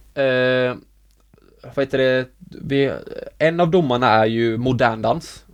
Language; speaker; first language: Swedish; native; Swedish